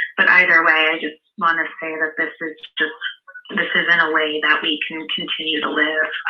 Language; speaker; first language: English; native; English